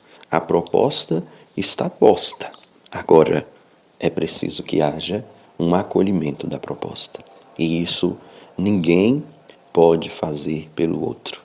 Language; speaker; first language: Portuguese; native; Portuguese